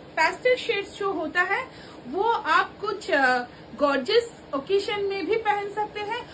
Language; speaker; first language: Hindi; non-native, local second language; Bangla